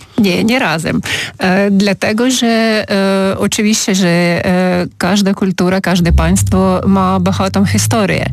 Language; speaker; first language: Polish; non-native, fluent; Ukrainian